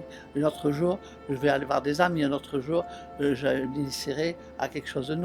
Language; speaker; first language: French; native; French